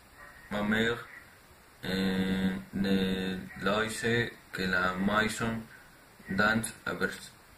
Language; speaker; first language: French; non-native, learner; Spanish